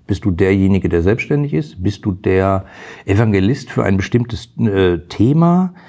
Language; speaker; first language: German; native; German